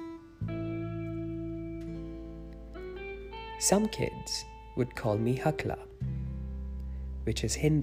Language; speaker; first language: English; non-native, local second language; Hindi